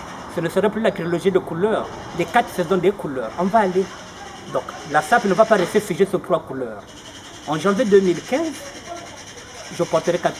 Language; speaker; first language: French; non-native, local second language; Lingala